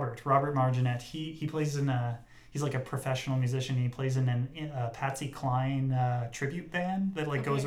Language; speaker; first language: English; native; English